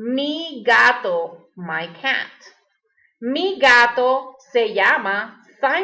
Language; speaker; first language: Spanish; early bilingual, heritage; Spanish